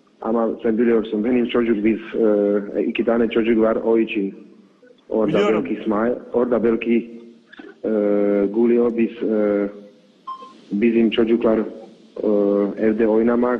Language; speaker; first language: Turkish; non-native, learner; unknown